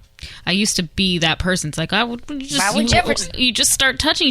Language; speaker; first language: English; native; English